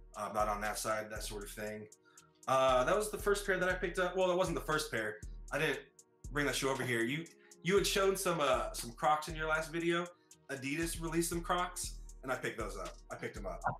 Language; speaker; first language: English; native; English